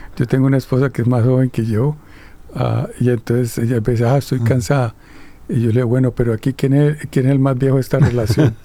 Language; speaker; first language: Spanish; native; Spanish